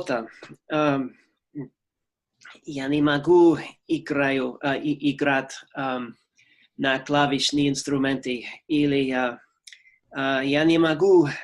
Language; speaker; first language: Russian; non-native, learner; English